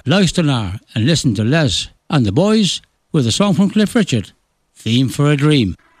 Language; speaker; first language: English; native; English